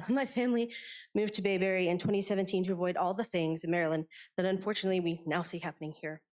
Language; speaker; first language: English; native; English